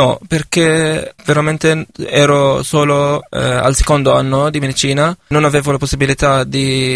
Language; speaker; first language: Italian; non-native, fluent; Arabic